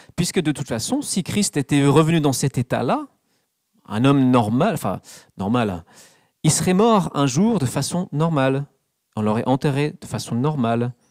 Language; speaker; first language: French; non-native, fluent; English